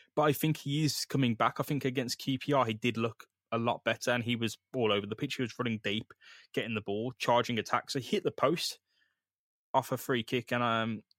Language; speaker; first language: English; native; English